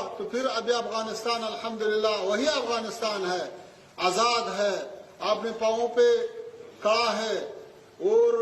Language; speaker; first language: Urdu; non-native, fluent; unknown